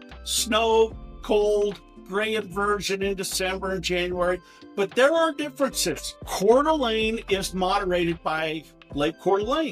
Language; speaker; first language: English; native; English